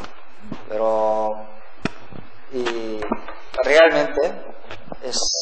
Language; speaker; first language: Spanish; non-native, learner; Korean